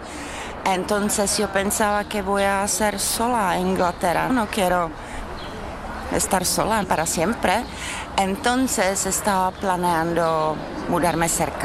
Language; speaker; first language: Spanish; non-native, fluent; Czech